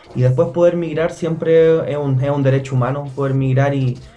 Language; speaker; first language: Spanish; native; Spanish